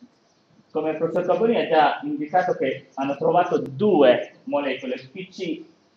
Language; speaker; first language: Italian; non-native, learner; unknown